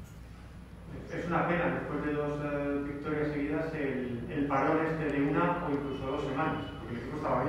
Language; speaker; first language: Spanish; native; Spanish